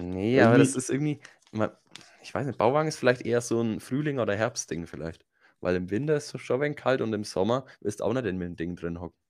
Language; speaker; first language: German; native; German